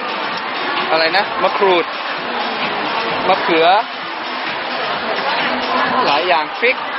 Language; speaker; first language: Thai; non-native, fluent; English